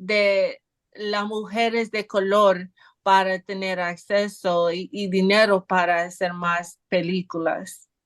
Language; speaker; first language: Spanish; non-native, learner; English